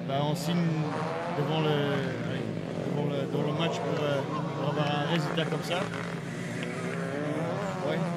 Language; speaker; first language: French; non-native, local second language; Dutch